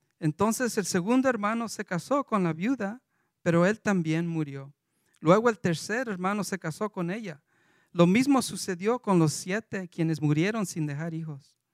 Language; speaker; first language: Spanish; early bilingual, heritage; Spanish